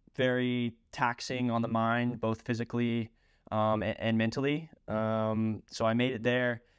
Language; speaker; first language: English; native; English